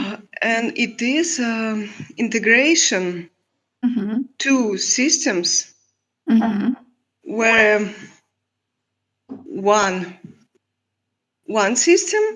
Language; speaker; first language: English; non-native, learner; Russian